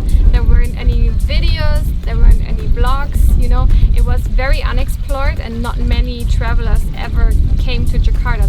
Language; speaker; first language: English; non-native, fluent; German